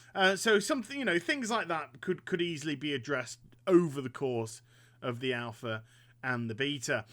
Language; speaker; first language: English; native; English